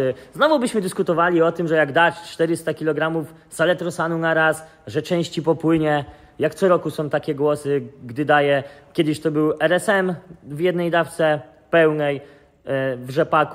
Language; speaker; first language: Polish; native; Polish